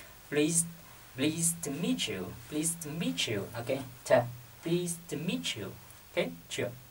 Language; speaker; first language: English; non-native, fluent; Vietnamese